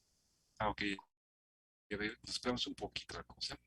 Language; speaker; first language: Spanish; native; Spanish